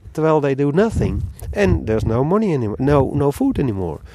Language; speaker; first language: English; non-native, learner; Dutch